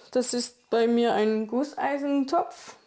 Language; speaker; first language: German; non-native, fluent; French